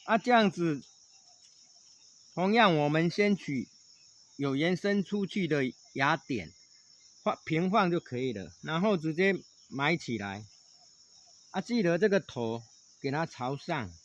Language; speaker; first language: Chinese; non-native, local second language; Min Nan Chinese